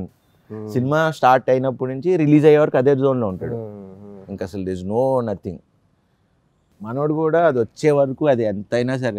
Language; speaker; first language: Telugu; native; Telugu